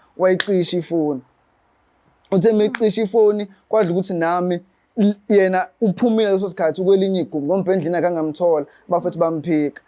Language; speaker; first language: Zulu; native; Zulu